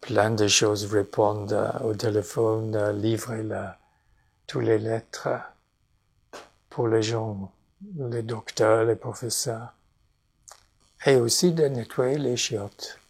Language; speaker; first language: French; non-native, fluent; English